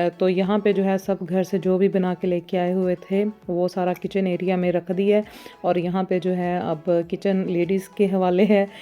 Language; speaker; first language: Urdu; non-native, local second language; Punjabi